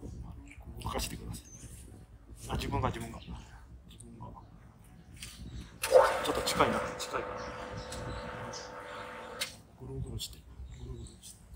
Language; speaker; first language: Japanese; non-native, fluent; Thai